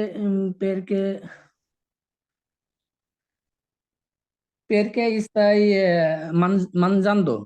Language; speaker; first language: Italian; non-native, learner; Bangla